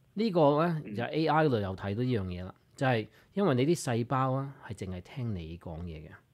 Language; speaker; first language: Cantonese; early bilingual, heritage; Cantonese